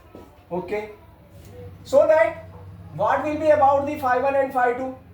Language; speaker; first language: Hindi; native; Hindi